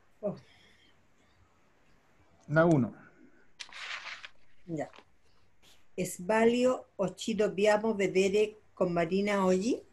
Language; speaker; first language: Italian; non-native, learner; Spanish